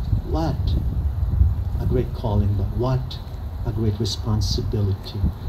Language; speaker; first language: English; non-native, local second language; Filipino